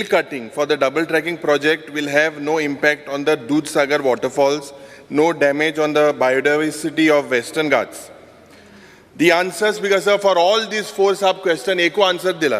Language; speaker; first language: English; non-native, local second language; Konkani